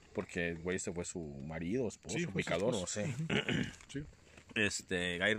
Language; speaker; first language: Spanish; native; Spanish